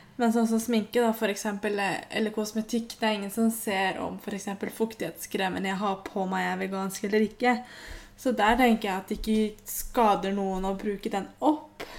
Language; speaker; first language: Norwegian; native; Norwegian